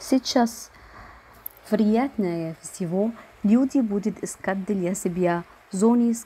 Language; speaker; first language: Russian; non-native, fluent; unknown